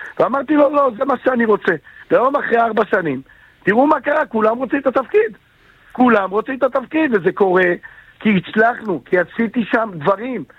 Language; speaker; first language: Hebrew; native; Hebrew